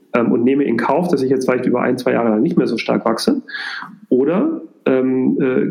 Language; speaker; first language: German; native; German